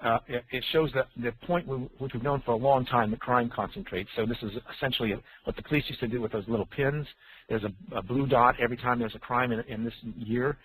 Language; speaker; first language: English; native; English